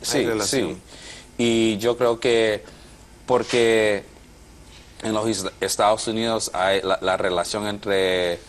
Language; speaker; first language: Spanish; non-native, fluent; English